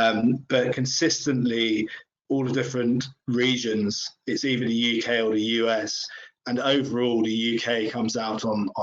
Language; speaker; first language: English; native; English